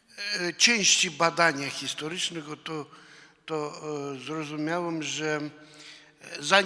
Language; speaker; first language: Polish; non-native, fluent; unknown